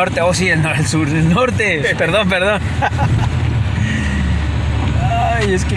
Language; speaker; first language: Spanish; native; Spanish